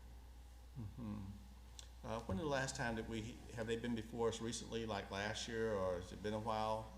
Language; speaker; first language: English; native; English